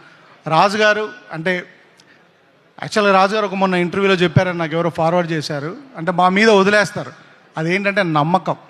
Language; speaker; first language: Telugu; native; Telugu